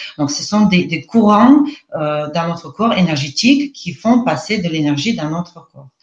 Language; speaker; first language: French; non-native, fluent; Russian